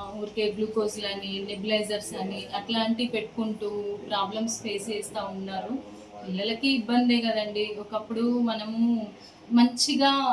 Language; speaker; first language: Telugu; native; Telugu